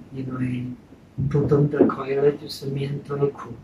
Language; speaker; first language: Chinese; non-native, fluent; Czech